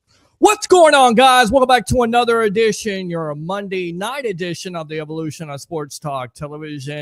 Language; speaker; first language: English; native; English